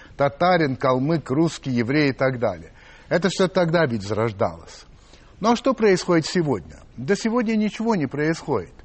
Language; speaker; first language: Russian; native; Russian